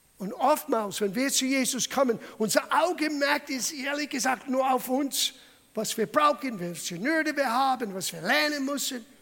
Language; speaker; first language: German; non-native, fluent; English